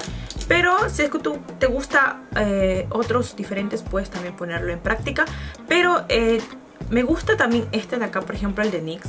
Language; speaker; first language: Spanish; native; Spanish